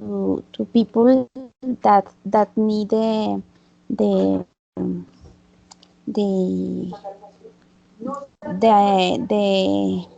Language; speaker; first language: English; non-native, learner; Spanish